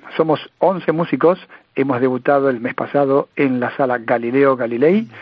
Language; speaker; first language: Spanish; native; Spanish